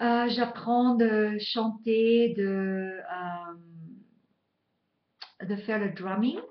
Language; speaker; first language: French; non-native, fluent; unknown